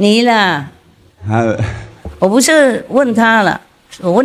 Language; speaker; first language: Chinese; non-native, fluent; Vietnamese